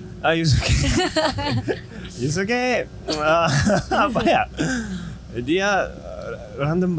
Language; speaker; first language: Indonesian; non-native, fluent; Japanese